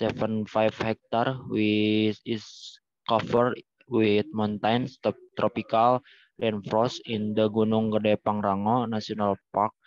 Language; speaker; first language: English; non-native, learner; Indonesian